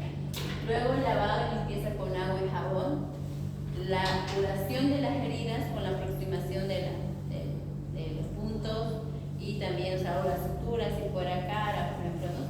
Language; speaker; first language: Spanish; native; Spanish